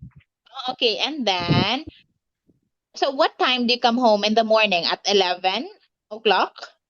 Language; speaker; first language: English; non-native, local second language; Filipino